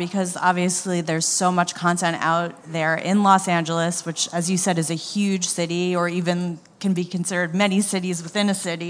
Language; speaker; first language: English; native; English